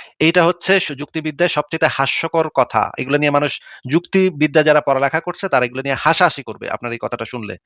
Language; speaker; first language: Bangla; native; Bangla